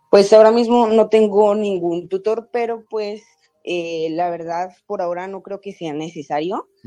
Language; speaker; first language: Spanish; native; Spanish